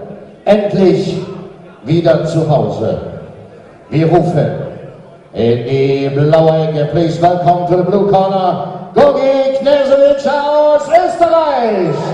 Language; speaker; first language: German; native; German